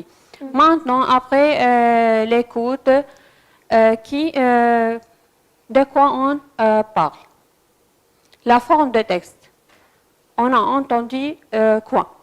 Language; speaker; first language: French; non-native, fluent; Arabic